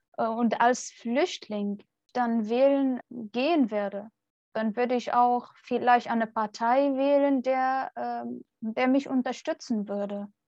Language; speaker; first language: German; non-native, fluent; Arabic